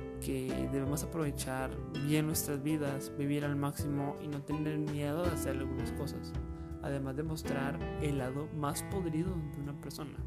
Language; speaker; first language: Spanish; native; Spanish